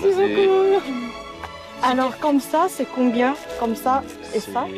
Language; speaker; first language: French; non-native, learner; Korean